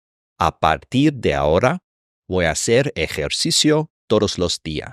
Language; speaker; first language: Spanish; non-native, fluent; English